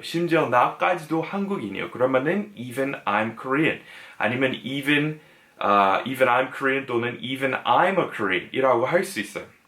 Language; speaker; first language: Korean; non-native, fluent; English